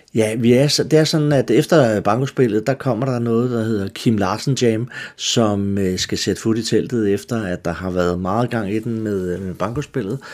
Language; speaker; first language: Danish; native; Danish